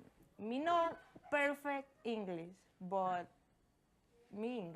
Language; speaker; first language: English; non-native, learner; Spanish